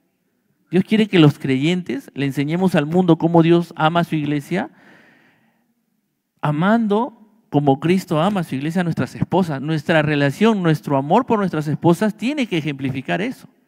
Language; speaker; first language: Spanish; native; Spanish